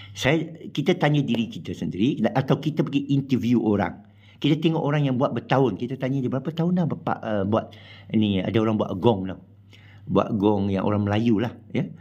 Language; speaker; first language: Malay; non-native, local second language; Chinese